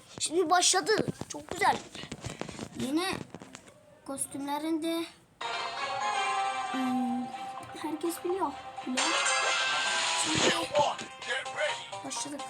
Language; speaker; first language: Turkish; non-native, learner; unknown